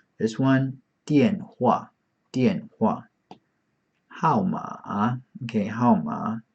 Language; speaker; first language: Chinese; non-native, fluent; English